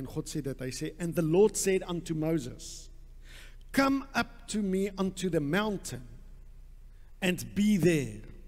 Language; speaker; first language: English; non-native, local second language; Afrikaans